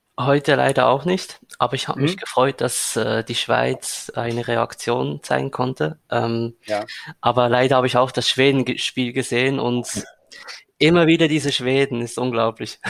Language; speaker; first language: German; native; German